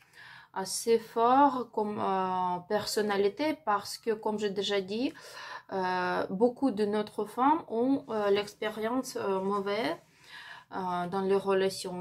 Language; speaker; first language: French; non-native, learner; Ukrainian